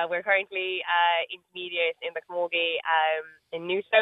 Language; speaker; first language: English; native; English